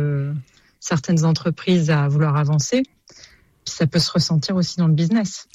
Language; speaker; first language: French; native; French